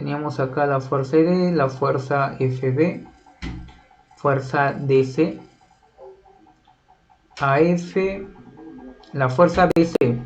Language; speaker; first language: Spanish; native; Spanish